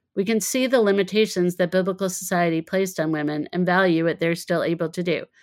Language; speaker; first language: English; native; English